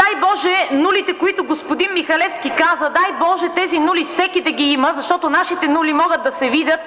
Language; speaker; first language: Bulgarian; native; Bulgarian